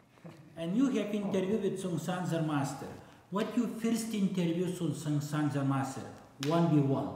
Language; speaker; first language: English; non-native, learner; Korean